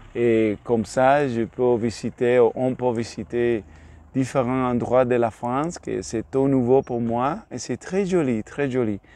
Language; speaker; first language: French; non-native, learner; Spanish